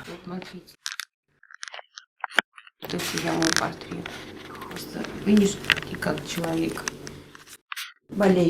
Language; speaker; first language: Russian; native; Russian